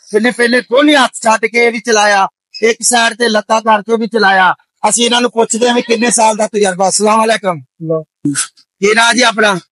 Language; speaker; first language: Punjabi; native; Punjabi